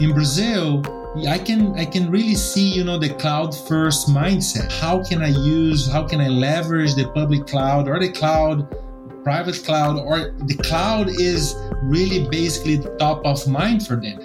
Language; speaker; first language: English; non-native, fluent; Portuguese